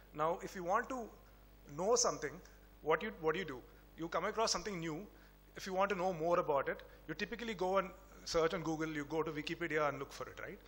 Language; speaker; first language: English; non-native, local second language; Tamil